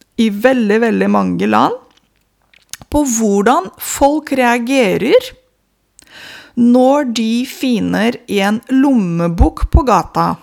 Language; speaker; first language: Norwegian; non-native, fluent; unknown